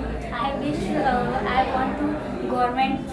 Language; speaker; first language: English; non-native, learner; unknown